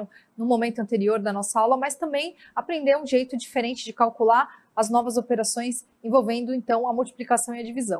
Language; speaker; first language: Portuguese; native; Portuguese